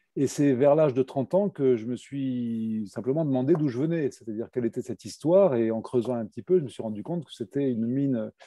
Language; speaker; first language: French; native; French